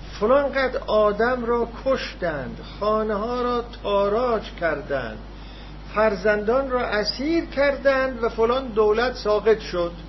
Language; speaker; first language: Persian; non-native, local second language; Azerbaijani